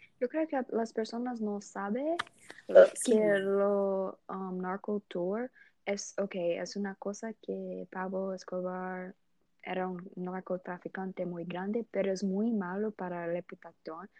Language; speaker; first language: Spanish; non-native, learner; English